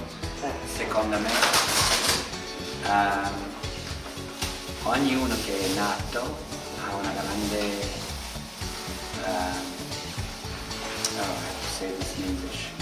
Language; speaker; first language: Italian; non-native, learner; German